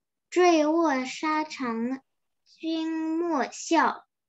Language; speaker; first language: Chinese; early bilingual, heritage; Chinese